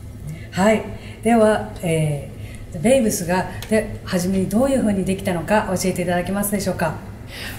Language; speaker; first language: Japanese; native; Japanese